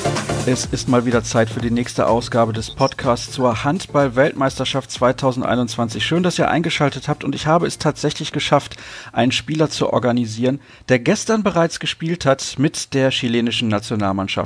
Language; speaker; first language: German; native; German